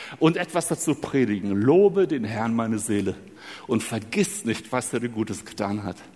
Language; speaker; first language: German; early bilingual, other home language; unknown